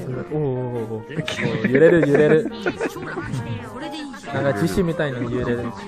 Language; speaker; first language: Japanese; non-native, learner; Indonesian